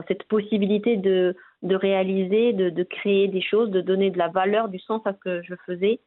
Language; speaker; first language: French; non-native, local second language; Arabic